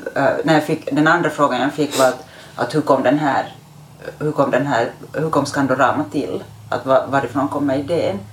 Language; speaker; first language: Swedish; native; Swedish